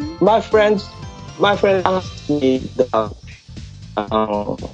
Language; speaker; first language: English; non-native, learner; Japanese